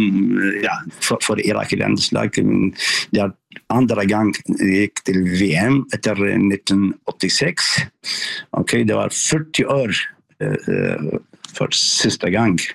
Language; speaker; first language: Norwegian; non-native, learner; Arabic